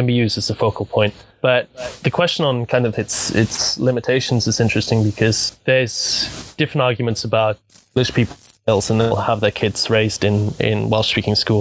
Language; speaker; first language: English; native; English